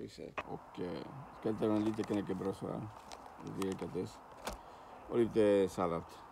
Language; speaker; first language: Swedish; non-native, learner; Spanish